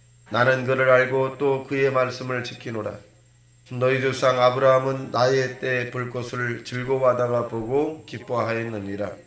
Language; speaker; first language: Korean; native; Korean